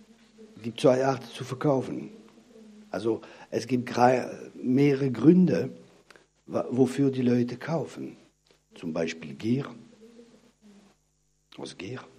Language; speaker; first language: German; non-native, fluent; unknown